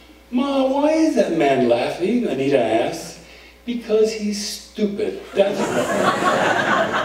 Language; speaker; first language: English; early bilingual, other home language; Spanish